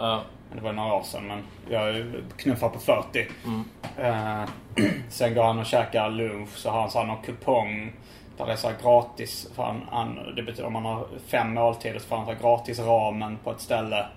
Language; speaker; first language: Swedish; native; Swedish